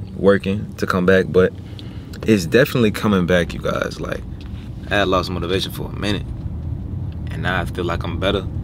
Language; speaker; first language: English; native; English